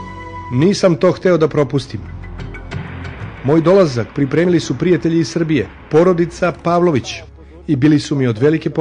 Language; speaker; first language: Serbian; native; Serbian